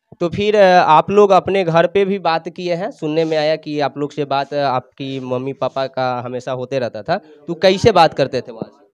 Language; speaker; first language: Hindi; native; Hindi